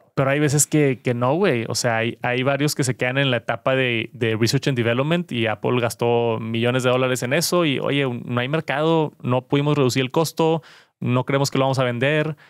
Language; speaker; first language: Spanish; native; Spanish